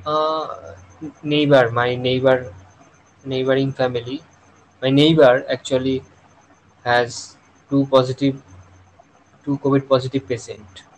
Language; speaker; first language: English; non-native, local second language; Bangla